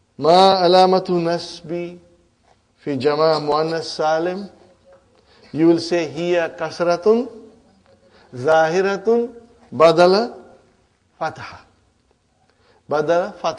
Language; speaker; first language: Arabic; non-native, fluent; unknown